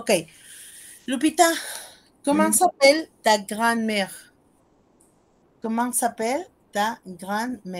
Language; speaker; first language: French; non-native, fluent; Spanish